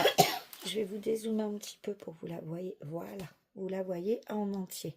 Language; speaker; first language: French; native; French